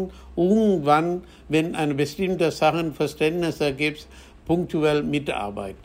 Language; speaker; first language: German; non-native, fluent; Tamil